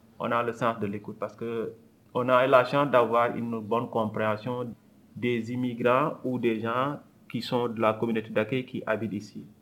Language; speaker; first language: French; non-native, local second language; Wolof